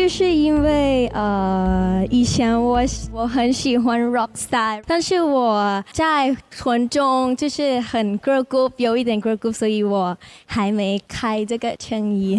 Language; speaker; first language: Chinese; non-native, learner; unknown